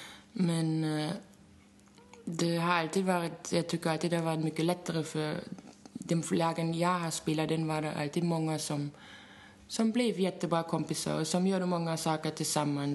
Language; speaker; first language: Swedish; non-native, fluent; German